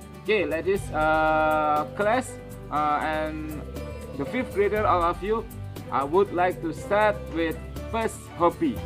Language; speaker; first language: English; non-native, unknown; Indonesian